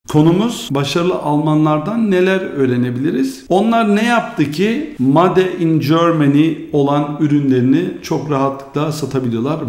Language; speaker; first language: Turkish; early bilingual, heritage; Turkish